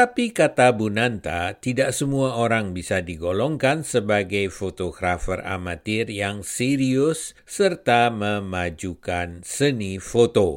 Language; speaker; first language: Indonesian; native; Indonesian